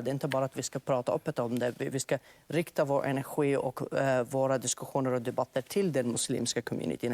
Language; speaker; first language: Swedish; non-native, fluent; Arabic